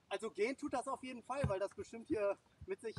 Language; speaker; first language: German; native; German